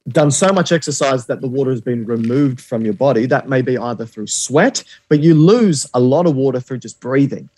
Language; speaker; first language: English; native; English